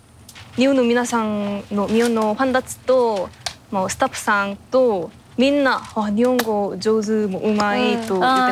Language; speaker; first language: Japanese; non-native, learner; Korean